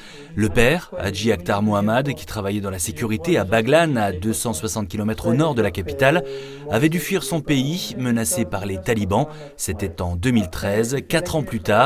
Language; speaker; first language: French; native; French